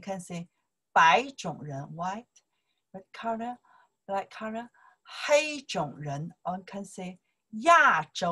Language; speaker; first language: English; non-native, learner; Chinese